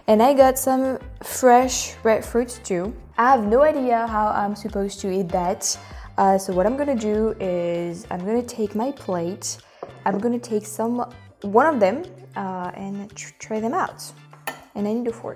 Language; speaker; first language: English; non-native, fluent; French